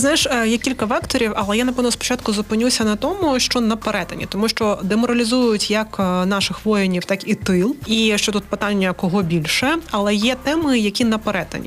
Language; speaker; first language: Ukrainian; native; Ukrainian